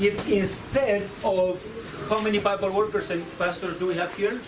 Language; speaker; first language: English; non-native, fluent; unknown